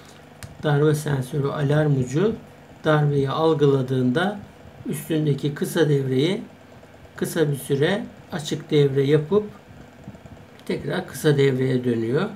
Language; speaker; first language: Turkish; native; Turkish